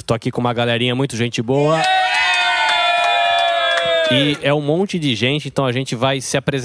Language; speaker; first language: Portuguese; native; Portuguese